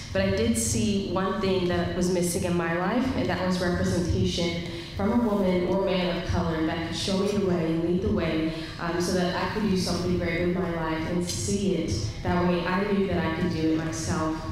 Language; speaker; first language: English; native; English